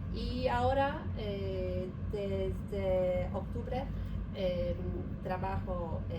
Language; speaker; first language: Spanish; non-native, learner; Polish